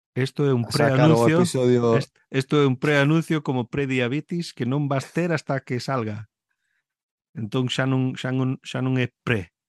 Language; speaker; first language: Galician; early bilingual, heritage; Galician